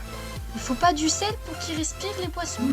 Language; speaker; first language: French; native; French